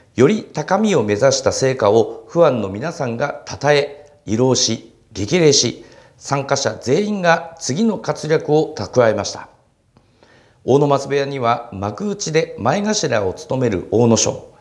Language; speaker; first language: Japanese; native; Japanese